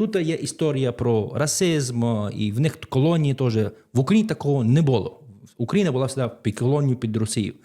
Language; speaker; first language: Ukrainian; non-native, fluent; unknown